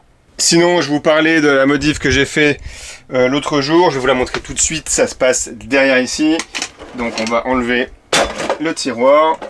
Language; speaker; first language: French; native; French